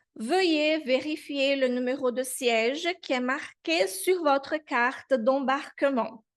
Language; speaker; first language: French; non-native, fluent; Portuguese